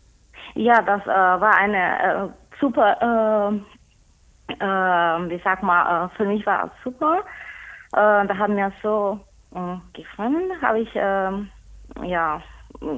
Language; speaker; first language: German; non-native, learner; Spanish